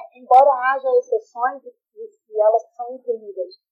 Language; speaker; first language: Portuguese; native; Portuguese